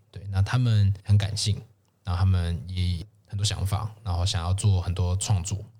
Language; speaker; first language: Chinese; native; Chinese